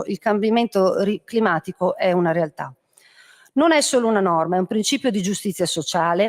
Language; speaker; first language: Italian; native; Italian